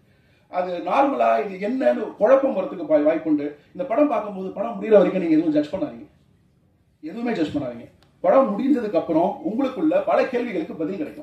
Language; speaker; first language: Tamil; native; Tamil